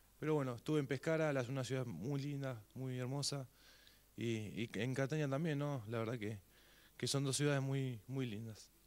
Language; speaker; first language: Spanish; native; Spanish